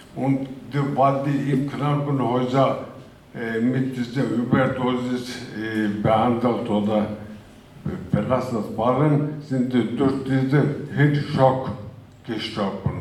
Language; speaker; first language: German; non-native, fluent; Turkish